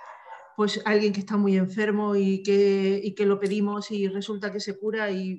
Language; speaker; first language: Spanish; native; Spanish